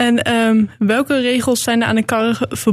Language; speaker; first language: Dutch; native; Dutch